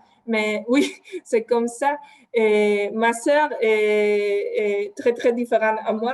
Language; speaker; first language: French; non-native, fluent; Spanish